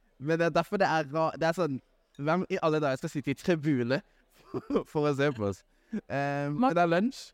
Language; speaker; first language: Norwegian; native; Norwegian